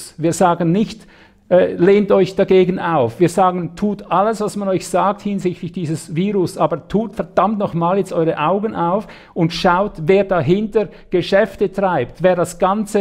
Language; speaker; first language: German; native; German